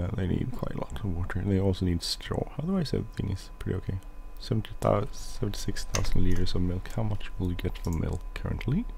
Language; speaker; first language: English; non-native, fluent; Swedish